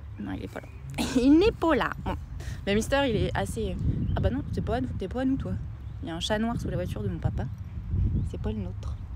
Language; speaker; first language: French; native; French